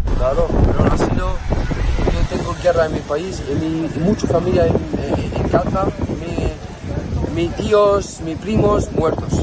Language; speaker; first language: Spanish; non-native, learner; Arabic